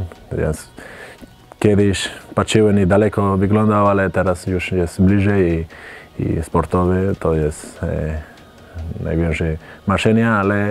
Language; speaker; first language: Polish; non-native, learner; Spanish